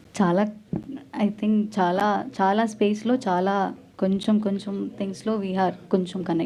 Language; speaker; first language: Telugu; non-native, learner; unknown